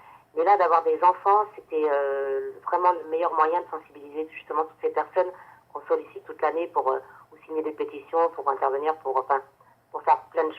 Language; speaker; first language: French; native; French